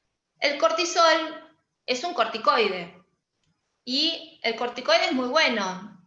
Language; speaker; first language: Spanish; native; Spanish